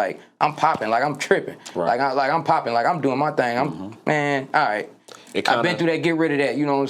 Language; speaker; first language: English; native; English